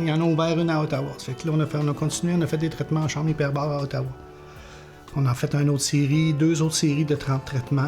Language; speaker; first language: French; native; French